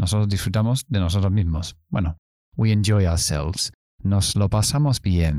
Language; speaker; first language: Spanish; non-native, fluent; English